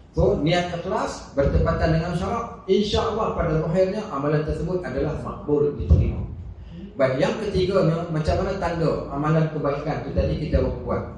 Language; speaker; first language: Malay; native; Malay